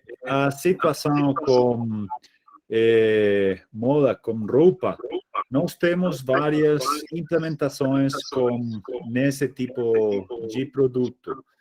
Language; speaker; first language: Portuguese; non-native, fluent; Spanish